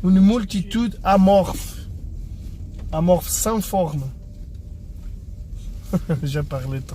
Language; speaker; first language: French; non-native, fluent; Portuguese